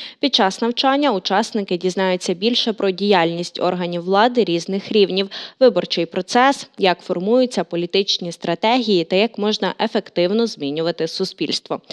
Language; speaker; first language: Ukrainian; native; Ukrainian